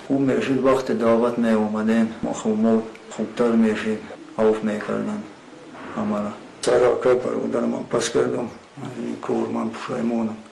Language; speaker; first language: Tajik; non-native, local second language; Shughni